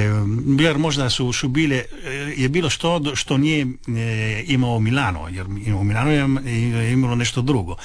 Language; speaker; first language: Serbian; early bilingual, heritage; Italian